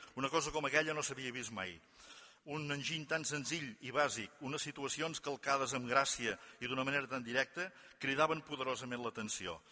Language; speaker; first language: Catalan; native; Catalan